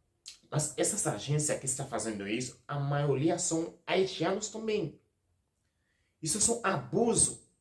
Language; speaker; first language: Portuguese; non-native, learner; Haitian Creole